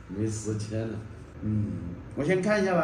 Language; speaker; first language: Chinese; native; Chinese